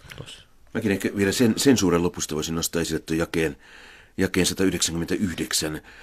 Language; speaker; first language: Finnish; native; Finnish